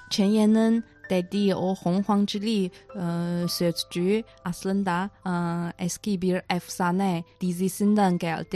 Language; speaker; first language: Turkish; non-native, fluent; Chinese